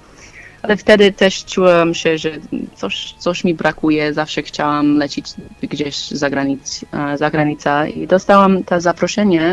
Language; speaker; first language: Polish; non-native, learner; English